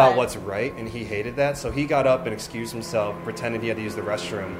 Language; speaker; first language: English; native; English